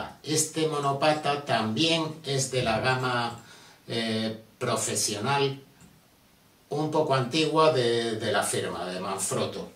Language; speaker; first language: Spanish; native; Spanish